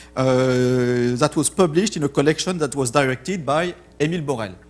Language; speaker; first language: English; non-native, fluent; French